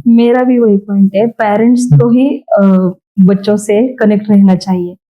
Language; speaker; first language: Hindi; non-native, local second language; Marathi